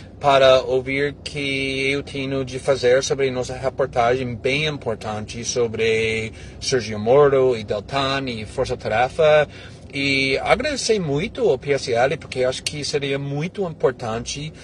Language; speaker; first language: Portuguese; non-native, fluent; English